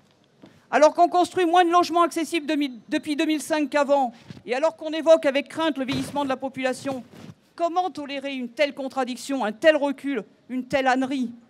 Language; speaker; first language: French; native; French